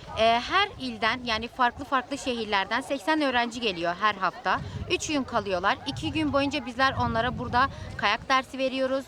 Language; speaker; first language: Turkish; native; Turkish